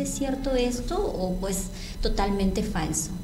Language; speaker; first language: Spanish; native; Spanish